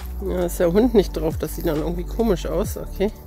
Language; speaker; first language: German; native; German